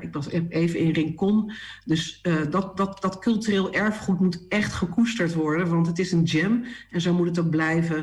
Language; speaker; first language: Dutch; native; Dutch